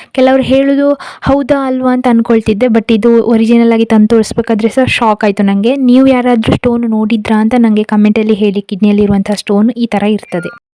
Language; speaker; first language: Kannada; native; Kannada